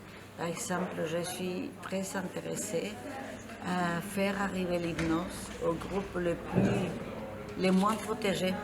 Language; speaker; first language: French; non-native, fluent; Spanish